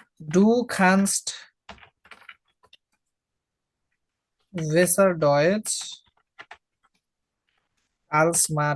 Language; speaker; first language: German; non-native, fluent; Bangla